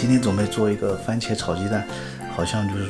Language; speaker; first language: Chinese; native; Chinese